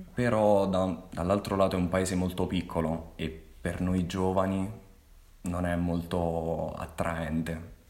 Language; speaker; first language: Italian; native; Italian